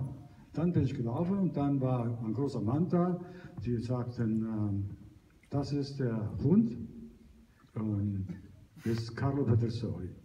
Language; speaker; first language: German; non-native, learner; Italian